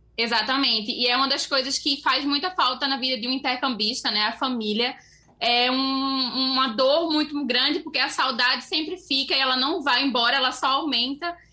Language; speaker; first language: Portuguese; native; Portuguese